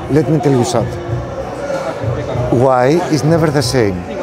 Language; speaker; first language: English; non-native, fluent; Greek